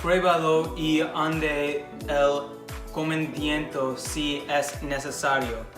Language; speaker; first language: Spanish; non-native, learner; English